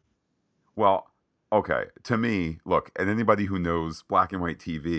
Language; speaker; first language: English; native; English